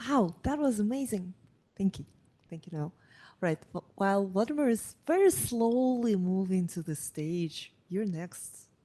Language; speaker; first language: English; non-native, fluent; Russian